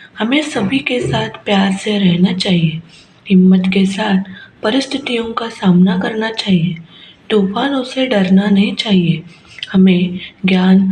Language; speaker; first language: Hindi; non-native, local second language; Marathi